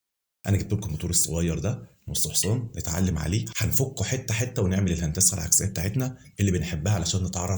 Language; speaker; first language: Arabic; native; Arabic